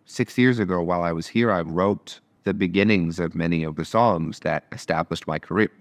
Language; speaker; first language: English; native; English